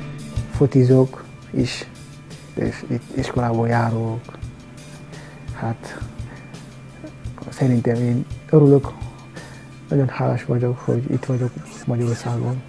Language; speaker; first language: Hungarian; non-native, learner; Mandingo